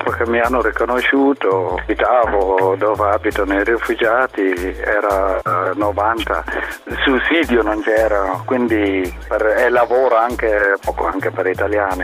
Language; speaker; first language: Italian; non-native, learner; Arabic